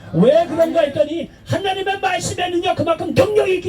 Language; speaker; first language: Korean; native; Korean